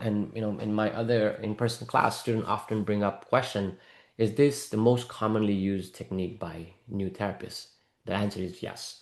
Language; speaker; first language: English; non-native, fluent; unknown